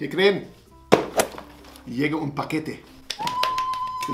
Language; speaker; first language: Spanish; non-native, learner; German